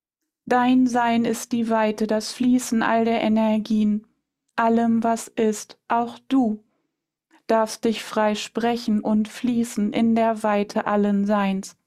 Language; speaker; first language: German; native; German